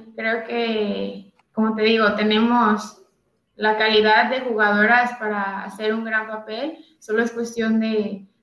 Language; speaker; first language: Spanish; native; Spanish